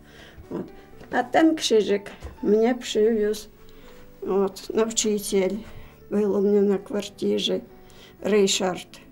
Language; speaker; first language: Ukrainian; native; Ukrainian